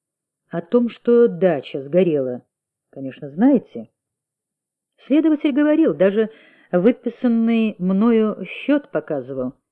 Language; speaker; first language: Russian; native; Russian